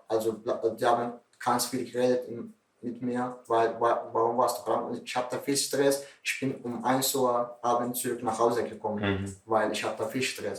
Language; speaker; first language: German; non-native, learner; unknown